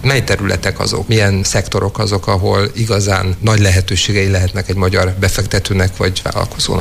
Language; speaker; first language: Hungarian; native; Hungarian